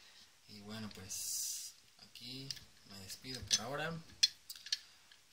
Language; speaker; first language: Spanish; native; Spanish